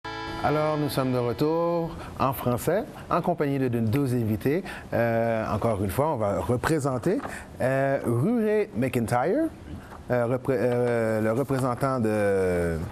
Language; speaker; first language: French; native; French